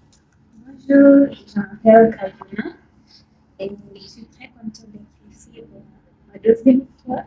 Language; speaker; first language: French; non-native, learner; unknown